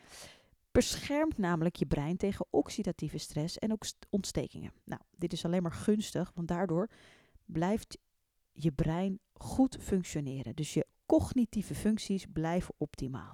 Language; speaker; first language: Dutch; native; Dutch